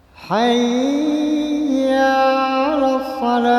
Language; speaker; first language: Arabic; native; Arabic